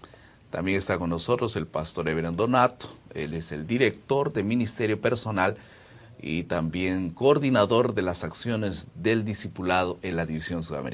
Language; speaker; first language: Spanish; non-native, fluent; Portuguese